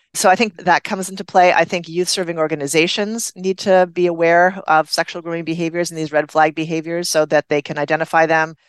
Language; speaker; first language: English; native; English